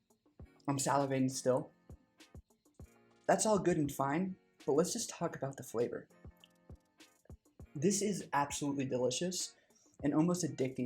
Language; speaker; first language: English; native; English